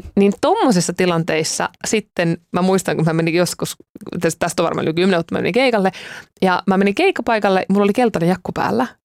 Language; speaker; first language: Finnish; native; Finnish